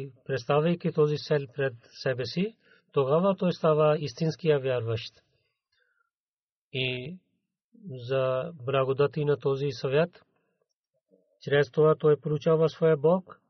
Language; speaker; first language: Bulgarian; non-native, learner; Urdu